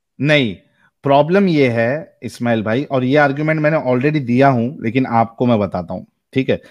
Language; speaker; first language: Hindi; native; Hindi